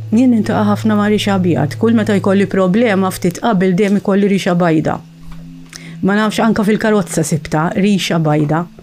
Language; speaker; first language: Maltese; early bilingual, heritage; Maltese